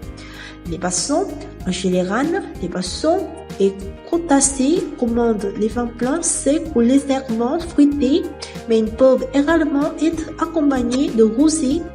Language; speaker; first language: French; non-native, learner; Vietnamese